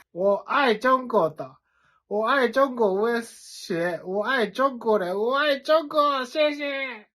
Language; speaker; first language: Chinese; non-native, fluent; Japanese